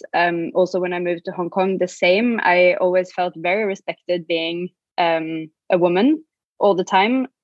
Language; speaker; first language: English; non-native, fluent; Norwegian